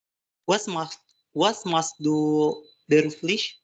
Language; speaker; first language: German; non-native, learner; Indonesian